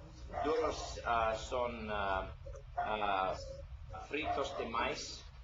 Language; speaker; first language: Spanish; non-native, learner; English